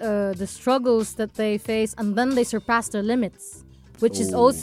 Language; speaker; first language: English; non-native, local second language; Cebuano